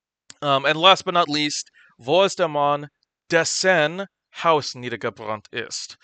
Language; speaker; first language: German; non-native, fluent; English